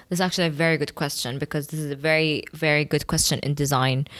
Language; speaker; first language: English; non-native, fluent; Arabic